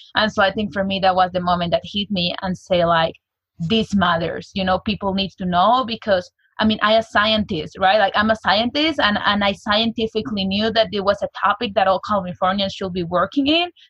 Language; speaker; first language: English; non-native, fluent; Spanish